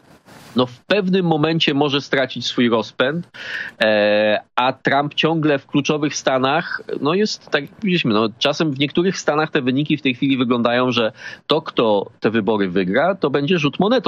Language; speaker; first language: Polish; native; Polish